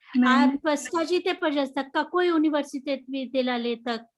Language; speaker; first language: Russian; non-native, learner; Hindi